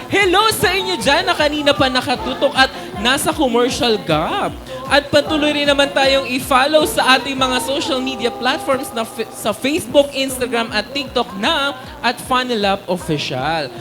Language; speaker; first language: Filipino; native; Filipino